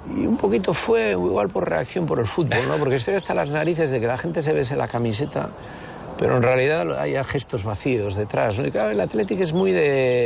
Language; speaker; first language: Spanish; native; Spanish